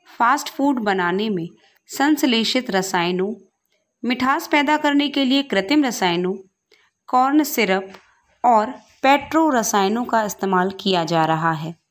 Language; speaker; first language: Hindi; native; Hindi